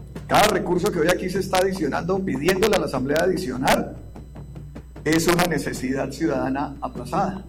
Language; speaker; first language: Spanish; native; Spanish